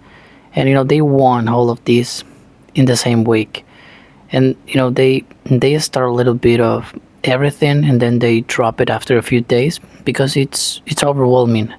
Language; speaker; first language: English; non-native, fluent; Spanish